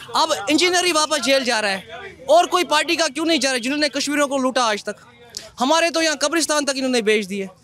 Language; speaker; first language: Hindi; native; Hindi